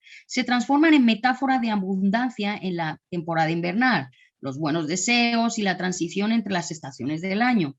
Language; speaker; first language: Spanish; native; Spanish